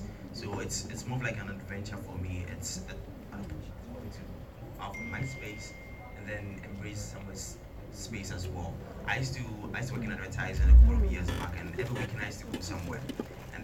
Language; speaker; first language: English; non-native, local second language; Ga